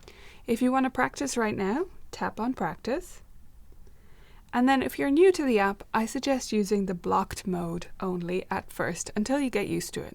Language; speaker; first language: English; native; English